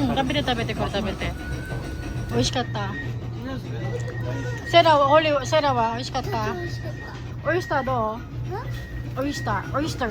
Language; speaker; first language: Japanese; non-native, learner; Filipino